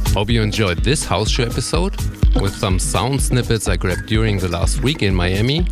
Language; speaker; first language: English; non-native, fluent; German